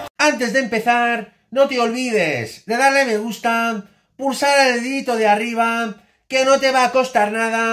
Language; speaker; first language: Spanish; native; Spanish